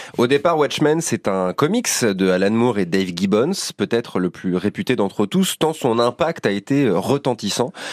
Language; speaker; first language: French; native; French